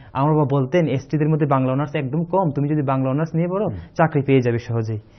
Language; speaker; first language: Bangla; non-native, local second language; Kok Borok